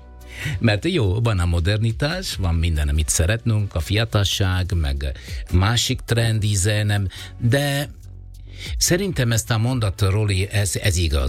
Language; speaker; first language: Hungarian; non-native, learner; Italian